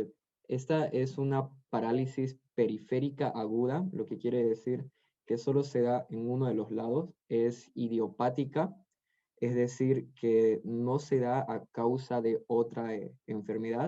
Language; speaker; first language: Spanish; native; Spanish